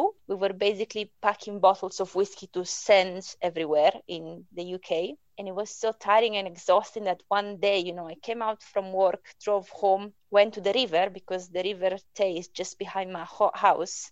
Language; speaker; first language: English; non-native, fluent; Italian